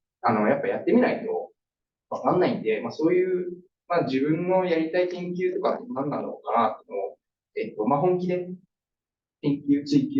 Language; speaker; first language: Japanese; native; Japanese